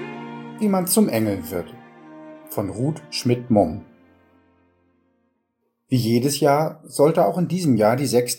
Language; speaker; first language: German; native; German